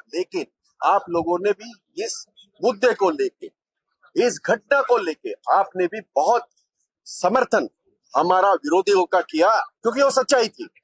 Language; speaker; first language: Hindi; non-native, local second language; Marathi